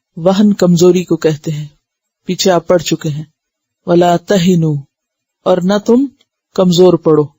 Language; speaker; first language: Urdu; native; Urdu